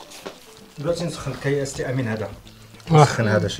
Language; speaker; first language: Arabic; native; Arabic